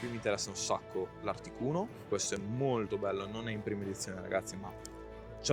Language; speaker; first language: Italian; native; Italian